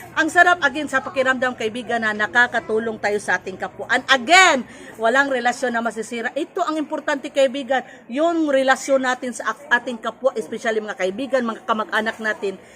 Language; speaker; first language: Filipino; non-native, local second language; Cebuano